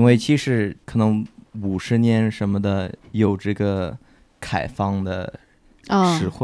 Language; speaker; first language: Chinese; non-native, fluent; English